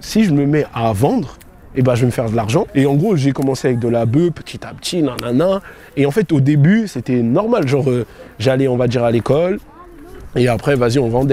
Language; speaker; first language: French; native; French